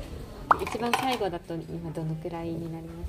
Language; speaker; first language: Japanese; native; Japanese